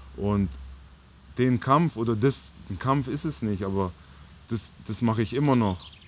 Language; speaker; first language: German; native; German